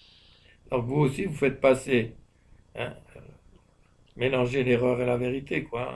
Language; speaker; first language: French; native; French